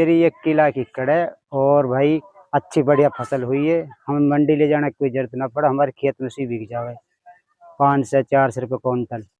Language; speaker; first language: Hindi; non-native, local second language; Haryanvi